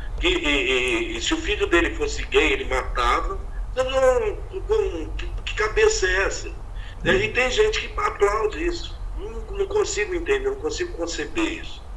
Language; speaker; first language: Portuguese; native; Portuguese